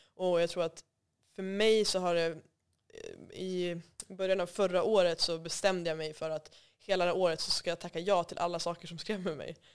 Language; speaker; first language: Swedish; native; Swedish